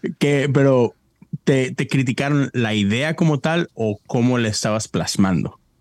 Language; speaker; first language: Spanish; native; Spanish